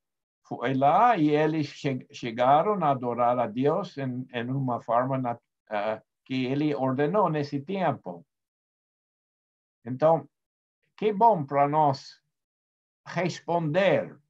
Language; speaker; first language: Portuguese; non-native, fluent; Spanish